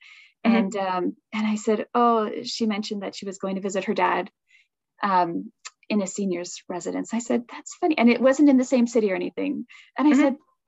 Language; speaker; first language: English; native; English